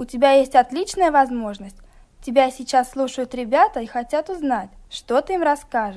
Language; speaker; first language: Russian; native; Russian